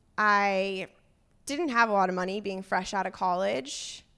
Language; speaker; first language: English; native; English